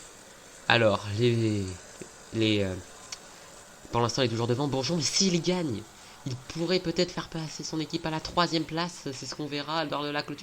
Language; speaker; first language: French; native; French